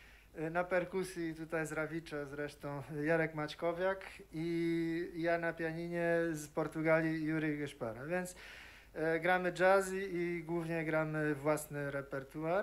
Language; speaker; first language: Polish; non-native, fluent; Portuguese